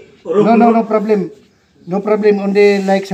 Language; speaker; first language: English; non-native, learner; Filipino